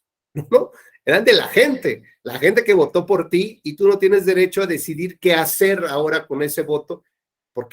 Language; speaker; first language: Spanish; native; Spanish